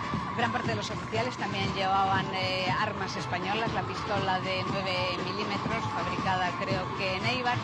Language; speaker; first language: Spanish; native; Spanish